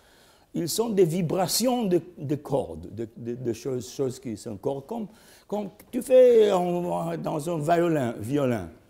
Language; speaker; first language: French; non-native, learner; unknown